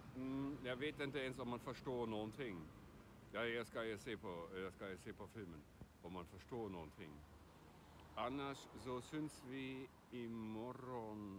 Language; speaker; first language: Swedish; non-native, fluent; German